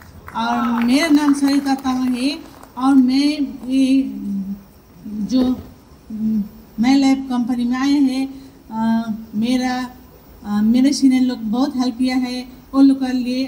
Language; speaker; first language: Hindi; non-native, local second language; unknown